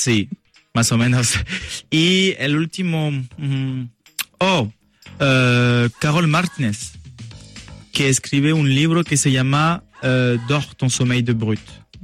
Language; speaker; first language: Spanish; non-native, learner; French